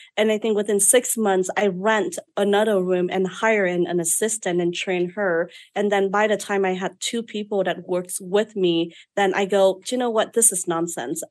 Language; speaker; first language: English; non-native, fluent; Vietnamese